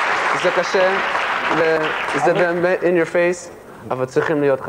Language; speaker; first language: Hebrew; early bilingual, heritage; English